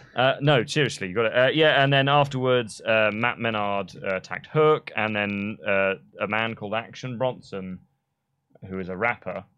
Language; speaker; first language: English; native; English